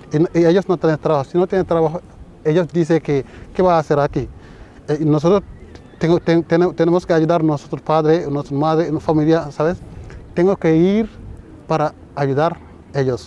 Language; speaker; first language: Spanish; non-native, fluent; Wolof